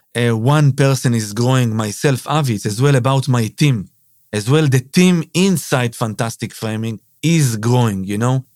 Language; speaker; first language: English; non-native, fluent; Hebrew